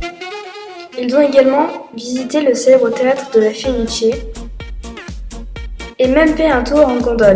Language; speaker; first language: French; native; French